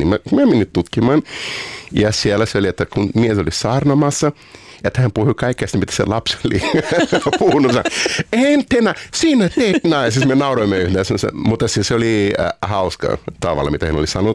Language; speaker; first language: Finnish; non-native, fluent; Portuguese